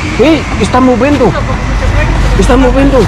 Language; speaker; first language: Spanish; non-native, learner; Filipino